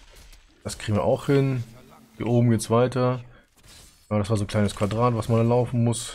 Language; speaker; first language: German; native; German